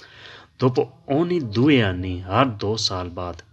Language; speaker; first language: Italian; non-native, fluent; Urdu